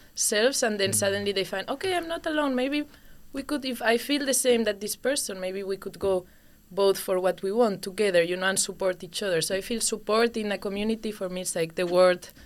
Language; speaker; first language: English; non-native, fluent; Spanish